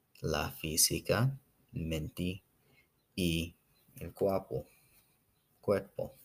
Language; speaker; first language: Spanish; non-native, learner; English